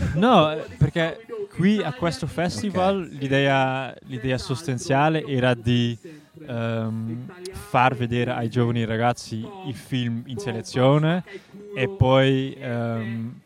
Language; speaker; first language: Italian; non-native, fluent; Dutch